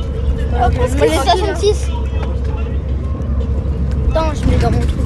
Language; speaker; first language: French; native; French